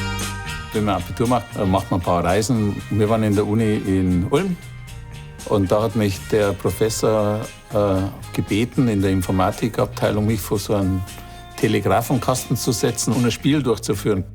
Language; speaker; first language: German; native; German